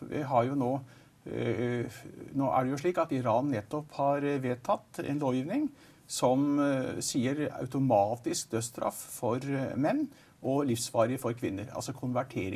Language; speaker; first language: Norwegian; native; Norwegian